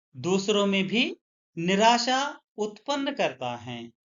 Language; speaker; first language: Hindi; non-native, local second language; Telugu